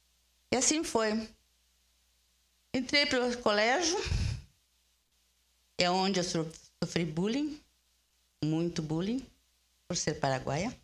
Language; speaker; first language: Portuguese; early bilingual, other home language; Spanish